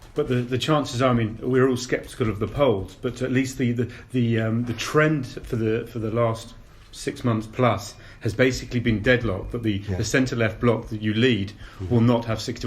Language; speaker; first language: English; native; English